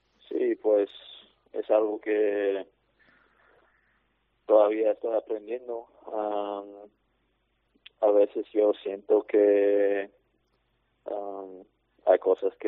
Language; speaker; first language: Spanish; non-native, fluent; English